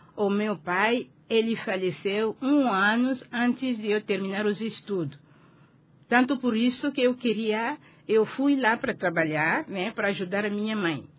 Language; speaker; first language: Portuguese; non-native, fluent; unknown